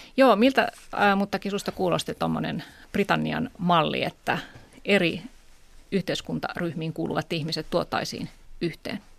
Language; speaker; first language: Finnish; native; Finnish